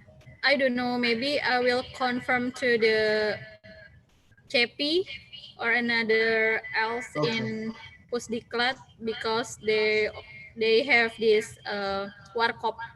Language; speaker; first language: English; non-native, local second language; Indonesian